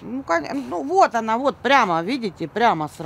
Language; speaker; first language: Russian; native; Russian